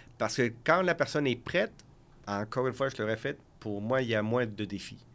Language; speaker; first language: French; early bilingual, other home language; Spanish